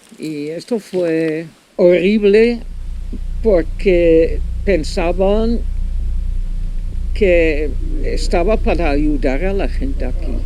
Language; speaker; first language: Spanish; non-native, fluent; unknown